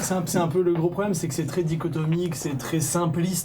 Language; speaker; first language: French; native; French